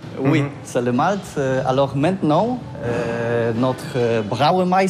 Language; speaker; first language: French; non-native, learner; Polish